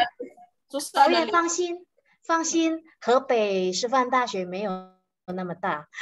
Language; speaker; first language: Chinese; non-native, fluent; Indonesian